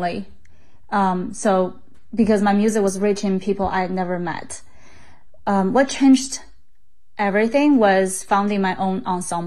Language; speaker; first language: English; non-native, fluent; Chinese